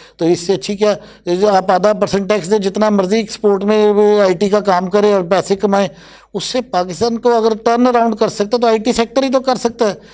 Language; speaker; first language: Urdu; non-native, local second language; Punjabi